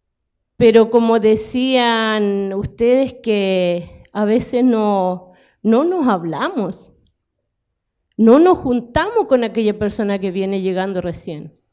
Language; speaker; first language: Spanish; non-native, local second language; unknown